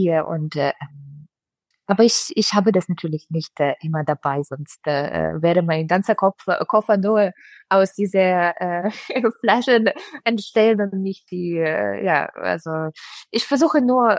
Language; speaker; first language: German; non-native, fluent; Russian